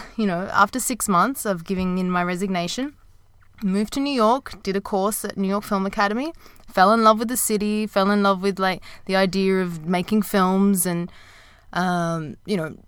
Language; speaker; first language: English; native; English